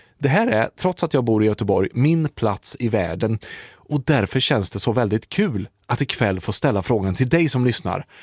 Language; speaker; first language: Swedish; native; Swedish